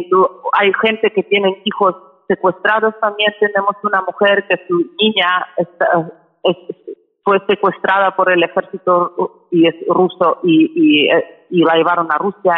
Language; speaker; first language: Spanish; non-native, fluent; Ukrainian